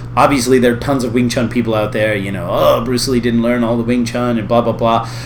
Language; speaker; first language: English; native; English